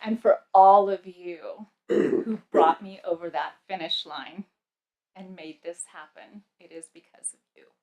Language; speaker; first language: English; early bilingual, other home language; Punjabi